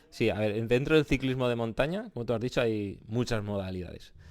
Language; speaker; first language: Spanish; native; Spanish